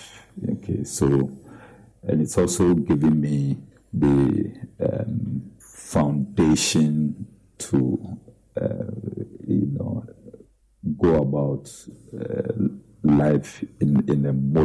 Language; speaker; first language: English; non-native, local second language; Akan